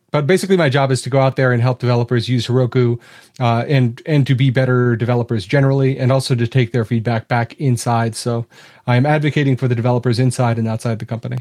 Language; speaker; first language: English; native; English